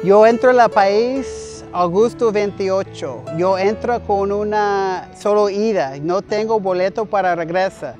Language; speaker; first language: Spanish; non-native, learner; English